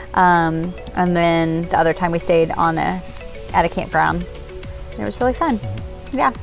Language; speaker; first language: English; native; English